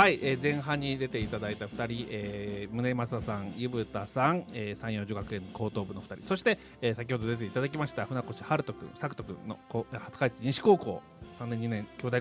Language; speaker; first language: Japanese; native; Japanese